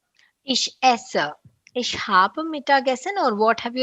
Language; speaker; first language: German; non-native, fluent; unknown